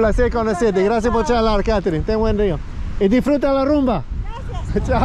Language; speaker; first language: Spanish; non-native, learner; English